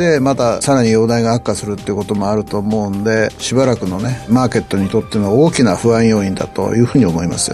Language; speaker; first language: Japanese; native; Japanese